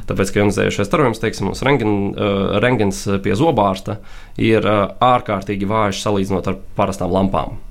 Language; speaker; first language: Latvian; non-native, local second language; Russian